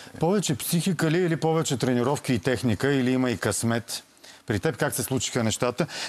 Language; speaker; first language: Bulgarian; native; Bulgarian